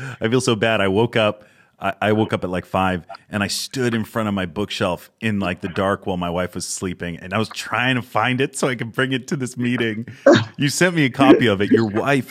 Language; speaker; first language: English; native; English